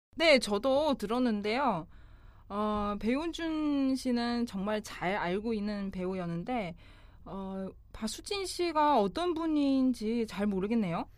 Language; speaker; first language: Korean; non-native, fluent; Chinese